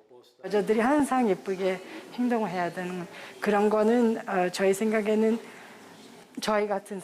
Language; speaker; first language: Korean; early bilingual, heritage; Portuguese